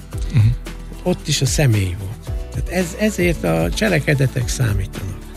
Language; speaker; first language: Hungarian; native; Hungarian